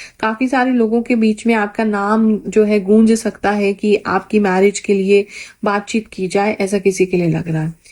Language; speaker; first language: Hindi; native; Hindi